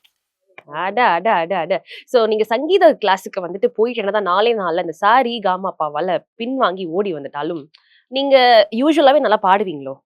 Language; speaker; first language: Tamil; native; Tamil